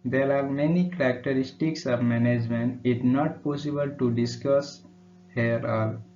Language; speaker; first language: English; non-native, local second language; Nepali